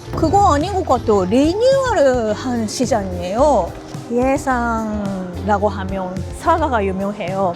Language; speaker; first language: Korean; non-native, fluent; Japanese